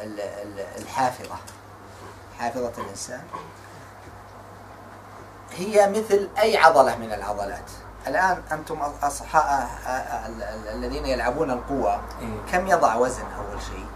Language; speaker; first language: Arabic; native; Arabic